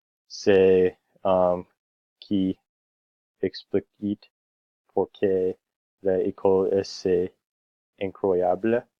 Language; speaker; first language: French; non-native, learner; English